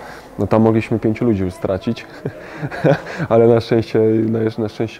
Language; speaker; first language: Polish; native; Polish